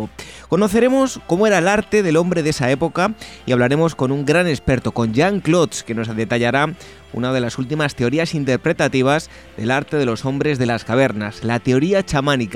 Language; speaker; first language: Spanish; native; Spanish